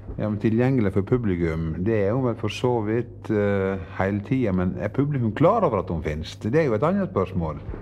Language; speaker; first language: Norwegian; native; Norwegian